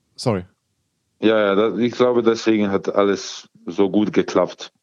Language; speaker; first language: German; non-native, learner; Croatian